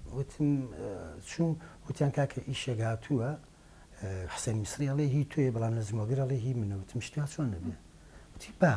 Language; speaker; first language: Central Kurdish; non-native, local second language; Gurani